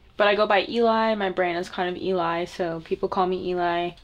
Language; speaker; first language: English; native; English